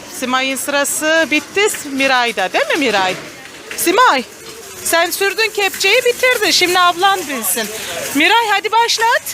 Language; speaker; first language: Turkish; native; Turkish